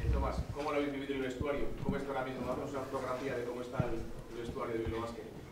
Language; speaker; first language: Spanish; native; Spanish